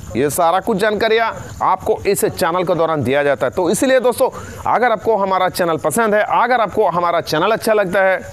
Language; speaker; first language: Hindi; non-native, local second language; Bangla